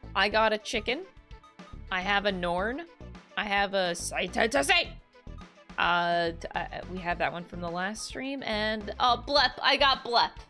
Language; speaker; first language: English; native; English